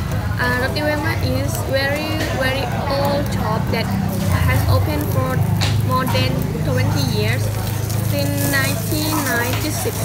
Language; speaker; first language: English; non-native, learner; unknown